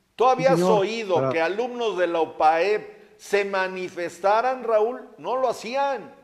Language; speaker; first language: Spanish; native; Spanish